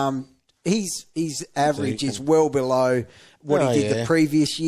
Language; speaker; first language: English; native; English